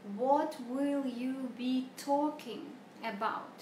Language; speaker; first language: English; non-native, fluent; Russian